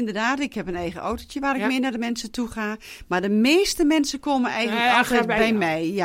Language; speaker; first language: Dutch; native; Dutch